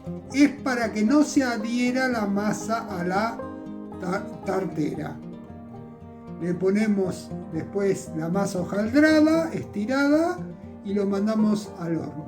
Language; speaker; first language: Spanish; native; Spanish